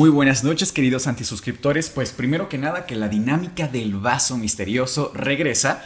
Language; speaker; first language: Spanish; native; Spanish